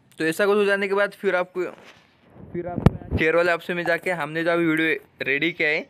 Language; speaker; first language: Hindi; non-native, local second language; Marathi